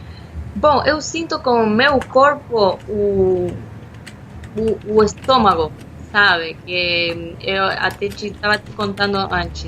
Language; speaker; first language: Portuguese; non-native, fluent; Spanish